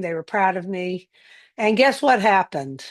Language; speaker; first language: English; native; English